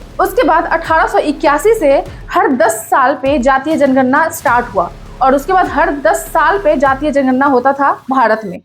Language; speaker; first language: Hindi; native; Hindi